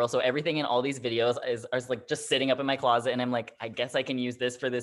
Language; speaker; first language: English; native; English